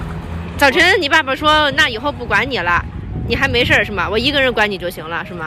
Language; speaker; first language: Chinese; native; Chinese